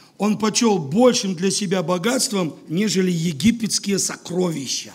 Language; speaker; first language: Russian; native; Russian